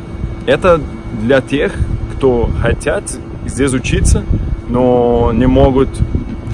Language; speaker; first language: Russian; non-native, fluent; Portuguese